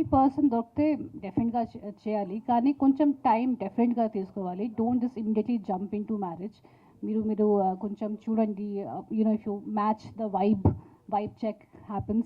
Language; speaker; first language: Telugu; non-native, local second language; Hindi